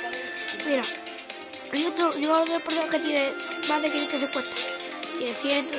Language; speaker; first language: Spanish; native; Spanish